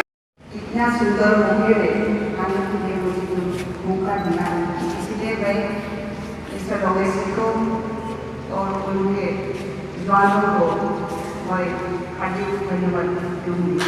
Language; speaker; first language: Hindi; non-native, local second language; Assamese